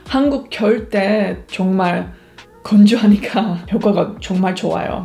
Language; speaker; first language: Korean; non-native, fluent; English